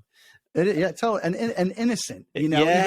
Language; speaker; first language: English; native; English